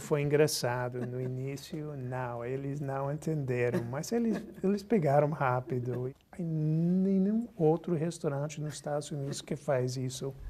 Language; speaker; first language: Portuguese; non-native, fluent; English